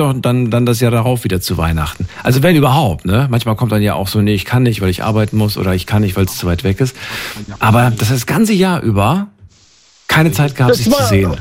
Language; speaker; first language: German; native; German